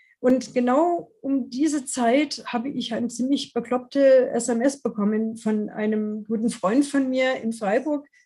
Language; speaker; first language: German; non-native, fluent; English